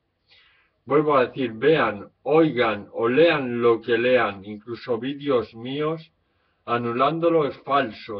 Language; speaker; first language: Spanish; native; Spanish